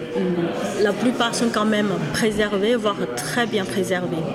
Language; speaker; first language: French; non-native, fluent; Chinese